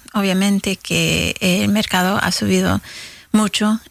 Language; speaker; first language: Spanish; early bilingual, heritage; Spanish